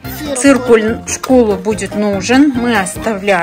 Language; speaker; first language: Russian; native; Russian